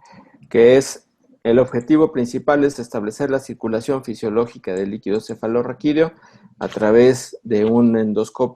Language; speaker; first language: Spanish; native; Spanish